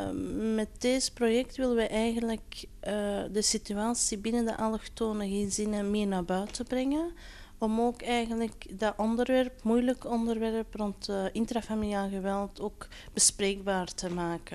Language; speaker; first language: Dutch; non-native, local second language; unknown